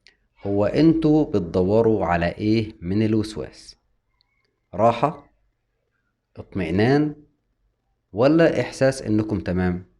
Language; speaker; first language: Arabic; native; Arabic